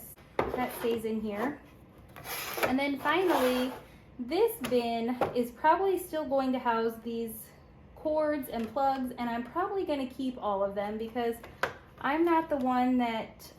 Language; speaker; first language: English; native; English